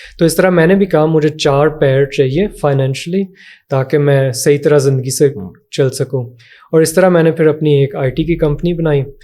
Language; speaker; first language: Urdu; native; Urdu